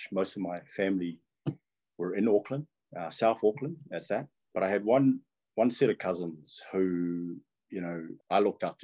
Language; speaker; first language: English; non-native, local second language; Tongan